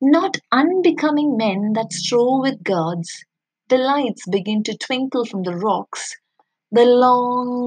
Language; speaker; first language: English; non-native, local second language; Malayalam